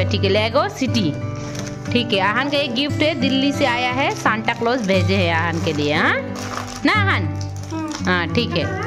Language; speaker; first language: Hindi; native; Hindi